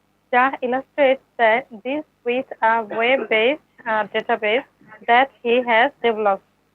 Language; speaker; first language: English; non-native, local second language; Bangla